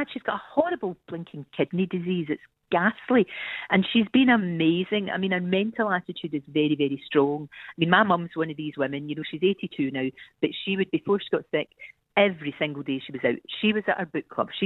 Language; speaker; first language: English; native; English